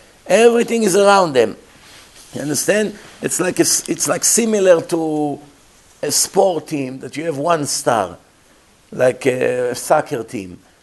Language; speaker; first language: English; non-native, fluent; Hebrew